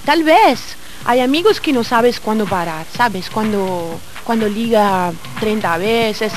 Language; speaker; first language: Portuguese; non-native, learner; Italian